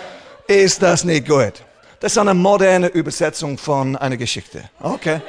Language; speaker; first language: German; non-native, fluent; English